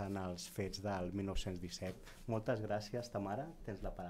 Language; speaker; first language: Catalan; native; Catalan